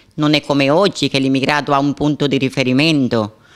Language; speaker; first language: Italian; non-native, fluent; Spanish